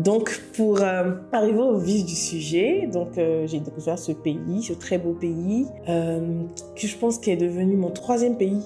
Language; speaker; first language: French; native; French